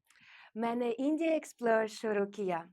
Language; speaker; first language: Hindi; non-native, learner; Russian